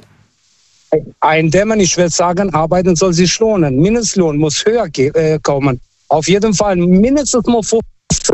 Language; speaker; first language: German; non-native, fluent; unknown